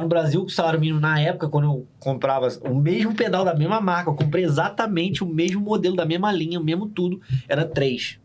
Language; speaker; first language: Portuguese; native; Portuguese